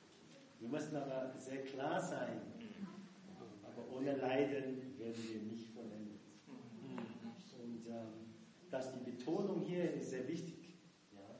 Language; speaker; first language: German; non-native, fluent; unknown